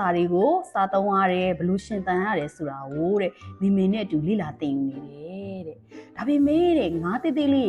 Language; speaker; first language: Burmese; native; Burmese